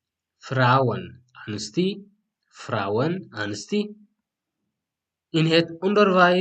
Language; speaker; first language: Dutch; non-native, learner; Tigrinya